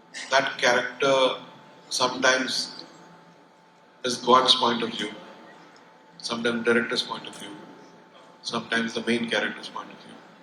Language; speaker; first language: English; non-native, local second language; Tamil